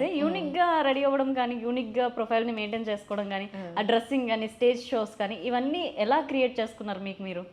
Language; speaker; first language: Telugu; native; Telugu